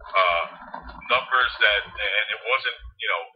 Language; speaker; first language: English; native; English